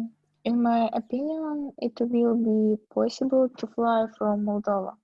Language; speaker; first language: English; non-native, learner; Russian